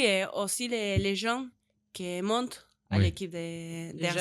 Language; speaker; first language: French; non-native, learner; Spanish